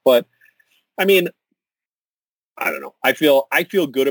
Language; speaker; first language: English; native; English